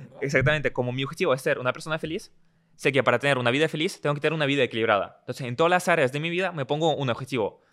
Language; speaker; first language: Spanish; early bilingual, other home language; Russian